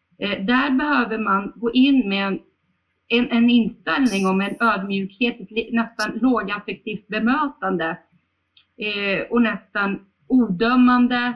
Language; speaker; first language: Swedish; early bilingual, other home language; Bosnian